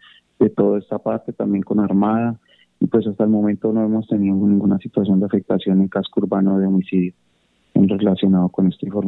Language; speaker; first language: Spanish; native; Spanish